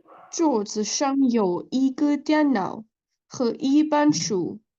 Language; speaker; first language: Chinese; non-native, learner; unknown